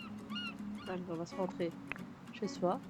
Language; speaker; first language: French; native; French